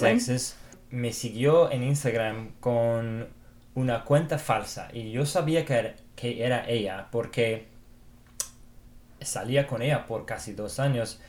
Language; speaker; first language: Spanish; non-native, fluent; English